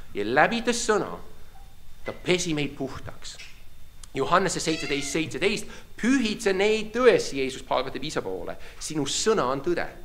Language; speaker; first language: Estonian; non-native, fluent; English